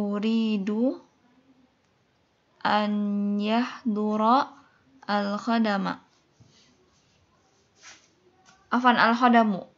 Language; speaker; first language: Arabic; non-native, fluent; Indonesian